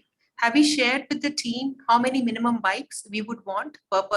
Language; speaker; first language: English; non-native, local second language; Hindi